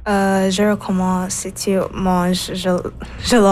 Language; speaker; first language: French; non-native, learner; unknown